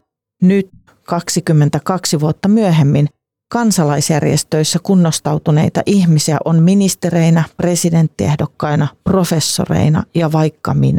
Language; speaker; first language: Finnish; native; Finnish